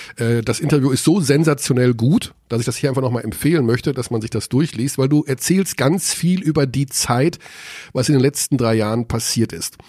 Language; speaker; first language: German; native; German